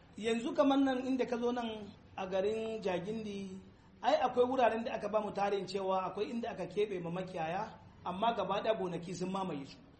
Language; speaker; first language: Hausa; non-native, local second language; Fula